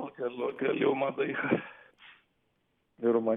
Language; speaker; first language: Greek; non-native, fluent; Russian